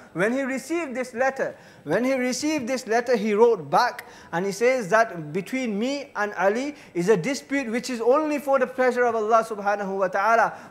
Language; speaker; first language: English; early bilingual, other home language; Urdu